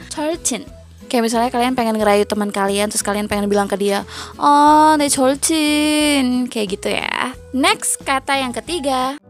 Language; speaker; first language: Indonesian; native; Indonesian